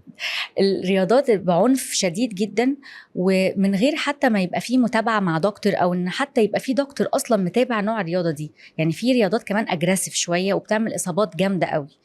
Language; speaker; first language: Arabic; native; Arabic